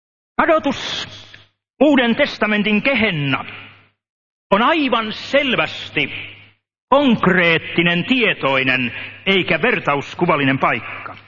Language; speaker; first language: Finnish; native; Finnish